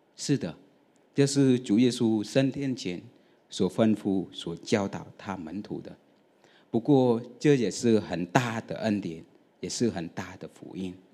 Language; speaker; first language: Chinese; non-native, fluent; Vietnamese